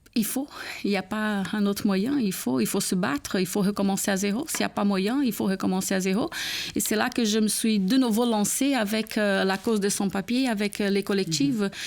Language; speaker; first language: French; non-native, fluent; Portuguese